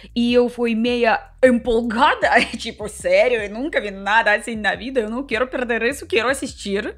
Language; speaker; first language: Portuguese; non-native, fluent; Russian